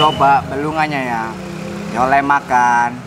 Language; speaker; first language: Indonesian; native; Indonesian